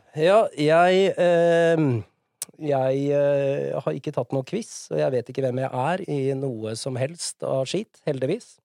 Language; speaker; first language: Norwegian; native; Norwegian